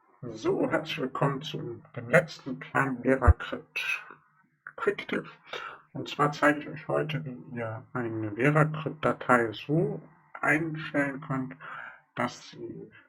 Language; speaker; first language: German; native; German